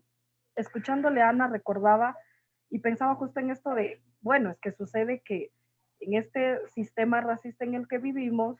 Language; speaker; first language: Spanish; native; Spanish